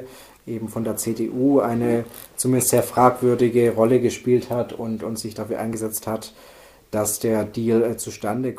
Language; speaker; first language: German; native; German